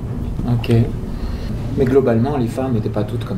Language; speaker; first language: French; native; French